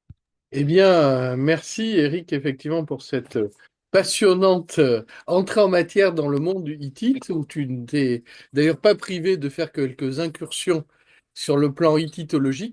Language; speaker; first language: French; native; French